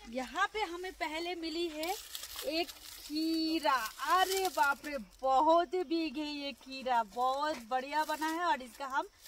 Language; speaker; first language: Hindi; non-native, local second language; Bangla